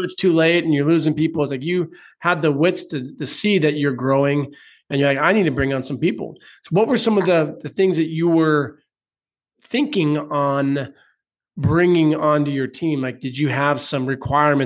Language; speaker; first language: English; native; English